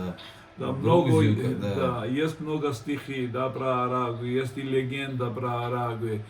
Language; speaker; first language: Russian; non-native, fluent; Georgian